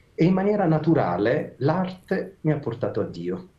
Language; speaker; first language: Italian; native; Italian